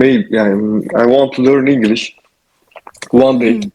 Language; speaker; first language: English; non-native, learner; Turkish